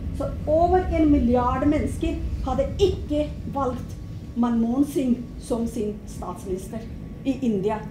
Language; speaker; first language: Norwegian; non-native, fluent; Punjabi